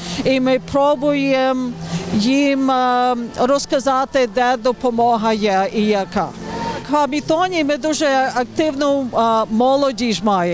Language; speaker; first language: Ukrainian; early bilingual, heritage; Ukrainian